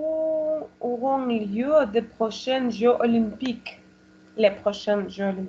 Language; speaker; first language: French; non-native, learner; Russian